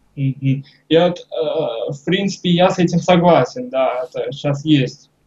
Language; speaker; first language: Russian; native; Russian